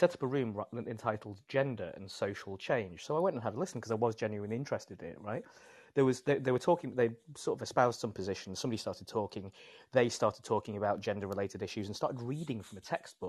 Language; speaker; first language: English; native; English